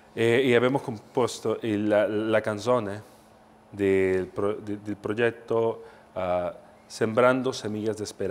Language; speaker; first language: Italian; non-native, learner; Spanish